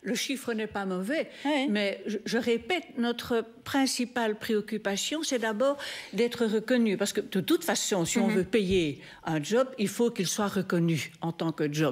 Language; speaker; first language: French; native; French